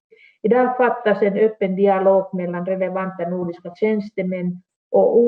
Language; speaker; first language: Swedish; non-native, local second language; Finnish